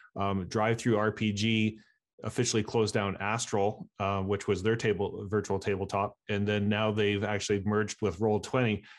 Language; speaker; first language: English; native; English